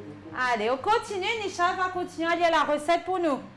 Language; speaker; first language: French; native; French